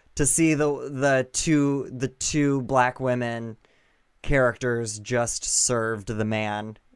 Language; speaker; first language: English; native; English